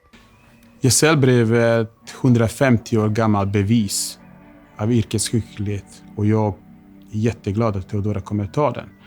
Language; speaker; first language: Swedish; non-native, fluent; Bosnian